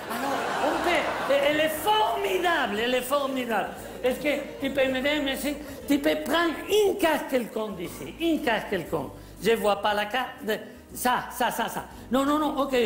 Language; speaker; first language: French; non-native, learner; Spanish